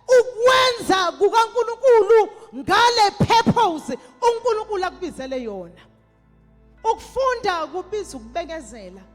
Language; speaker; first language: Zulu; native; Zulu